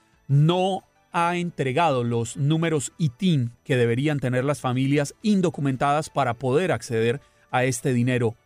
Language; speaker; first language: Spanish; native; Spanish